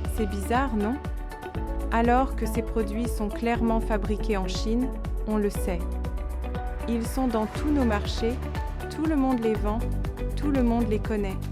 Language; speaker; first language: French; non-native, fluent; Chinese